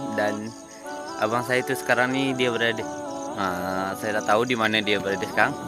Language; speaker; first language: Malay; non-native, local second language; Iban